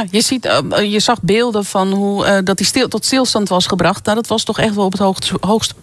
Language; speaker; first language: Dutch; native; Dutch